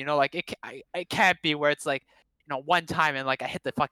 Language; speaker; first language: English; non-native, fluent; Cantonese